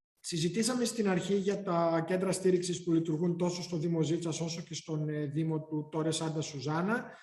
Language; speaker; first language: Greek; native; Greek